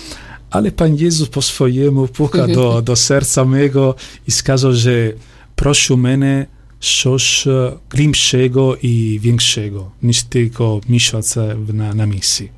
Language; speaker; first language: Polish; non-native, learner; Italian